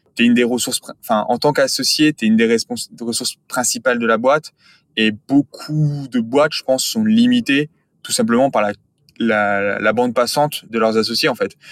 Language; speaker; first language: French; native; French